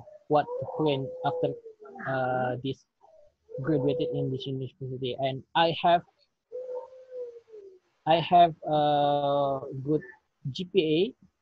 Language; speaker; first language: English; non-native, learner; Indonesian